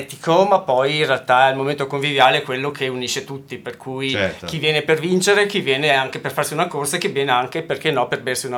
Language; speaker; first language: Italian; native; Italian